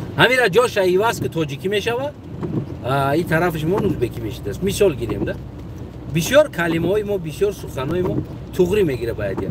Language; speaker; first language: Tajik; non-native, local second language; Uzbek